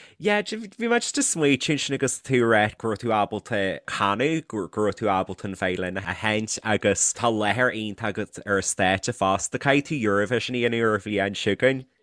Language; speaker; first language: Irish; native; Irish